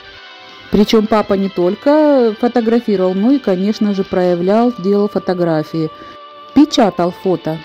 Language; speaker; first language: Russian; native; Russian